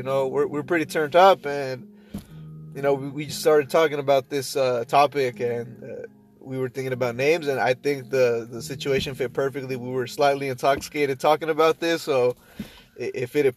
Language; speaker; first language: English; non-native, fluent; Spanish